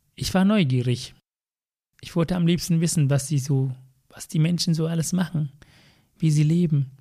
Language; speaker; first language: German; non-native, fluent; Tamil